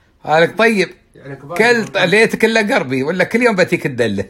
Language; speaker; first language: Arabic; native; Arabic